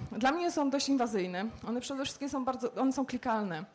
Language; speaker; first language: Polish; native; Polish